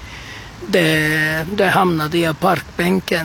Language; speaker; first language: Swedish; non-native, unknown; Turkish